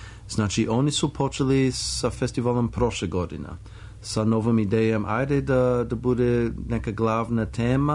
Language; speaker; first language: Serbian; non-native, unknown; English